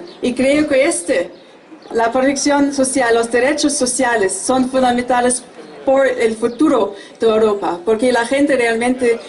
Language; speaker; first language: Spanish; non-native, fluent; German